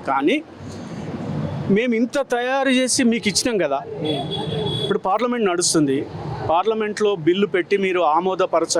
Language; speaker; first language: Telugu; native; Telugu